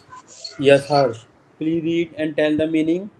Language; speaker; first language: English; non-native, local second language; Hindi